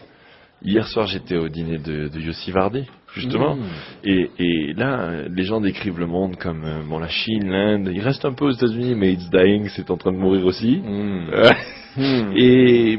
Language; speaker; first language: French; native; French